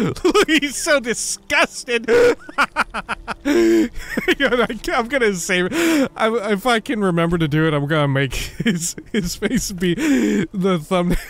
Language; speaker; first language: English; native; English